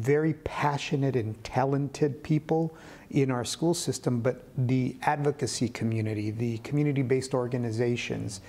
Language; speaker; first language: English; early bilingual, other home language; Spanish